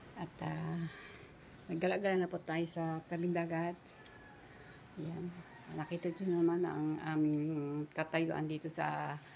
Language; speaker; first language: Filipino; native; Filipino